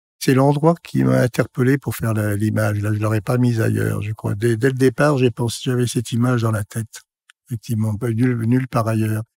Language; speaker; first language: French; native; French